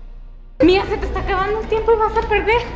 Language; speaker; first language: Spanish; native; Spanish